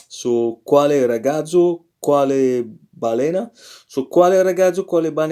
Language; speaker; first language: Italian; non-native, learner; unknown